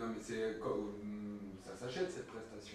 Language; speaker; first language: French; native; French